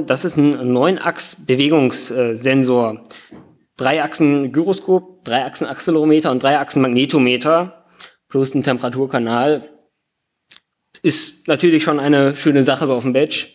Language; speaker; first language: German; native; German